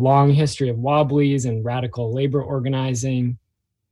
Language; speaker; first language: English; native; English